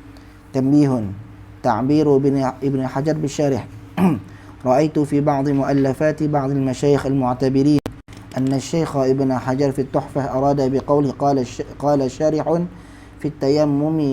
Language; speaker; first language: Arabic; non-native, fluent; Malay